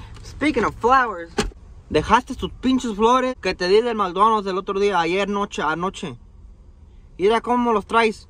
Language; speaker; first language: Spanish; early bilingual, heritage; Spanish